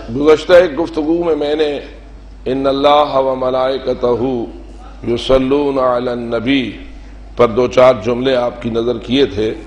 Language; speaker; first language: Urdu; non-native, local second language; Punjabi